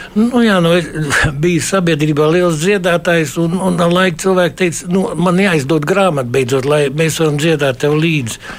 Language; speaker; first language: Latvian; early bilingual, heritage; Latvian